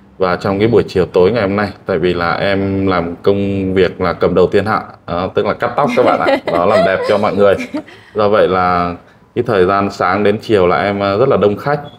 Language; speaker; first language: Vietnamese; non-native, local second language; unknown